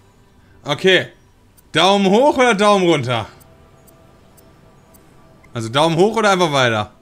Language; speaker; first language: German; native; German